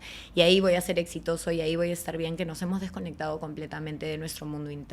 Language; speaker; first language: Spanish; native; Spanish